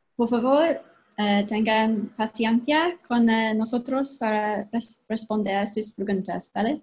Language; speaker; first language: Spanish; non-native, fluent; English